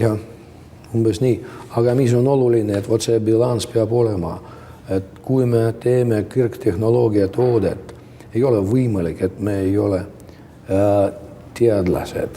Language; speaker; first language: Estonian; non-native, local second language; Russian